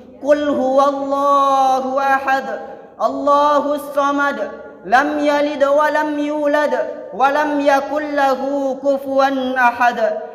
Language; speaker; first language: Malay; non-native, local second language; Minangkabau